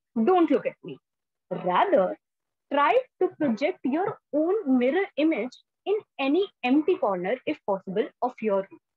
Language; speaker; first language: English; non-native, local second language; Hindi